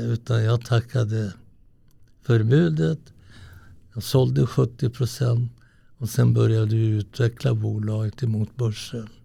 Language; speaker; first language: Swedish; early bilingual, other home language; Italian